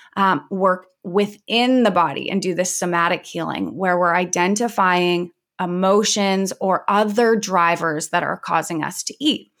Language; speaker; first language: English; native; English